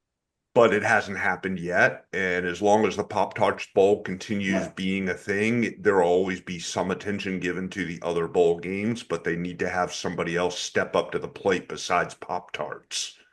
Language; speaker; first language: English; native; English